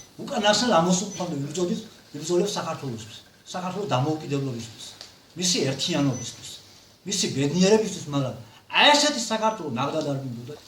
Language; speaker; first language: Georgian; non-native, local second language; Mingrelian